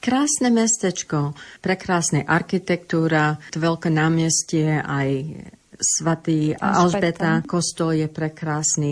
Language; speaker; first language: Slovak; early bilingual, heritage; Slovak